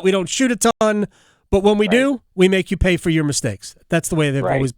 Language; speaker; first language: English; native; English